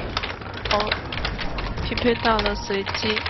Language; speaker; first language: Chinese; native; Chinese